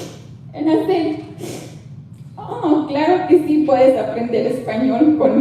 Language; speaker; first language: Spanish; early bilingual, heritage; Spanish